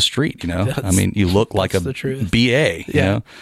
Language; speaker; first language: English; native; English